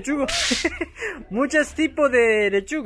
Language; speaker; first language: Spanish; non-native, learner; Japanese